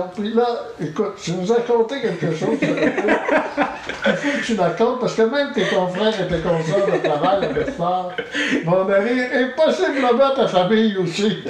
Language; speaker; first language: French; native; French